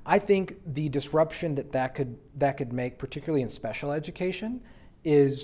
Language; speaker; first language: English; native; English